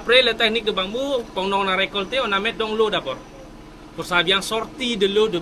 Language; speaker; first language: French; non-native, learner; Balinese